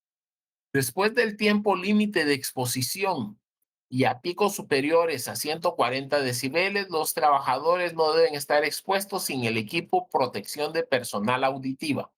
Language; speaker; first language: Spanish; native; Spanish